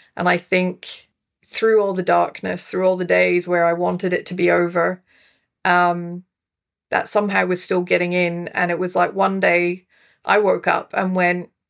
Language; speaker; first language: English; native; English